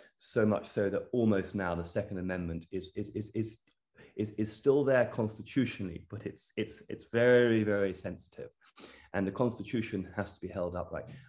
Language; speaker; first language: English; native; English